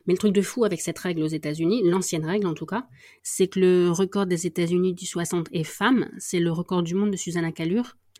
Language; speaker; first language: French; native; French